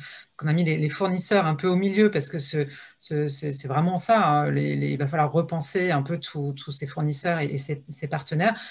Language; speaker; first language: French; native; French